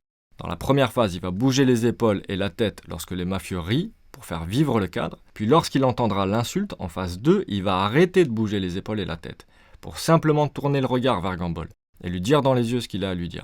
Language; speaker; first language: French; native; French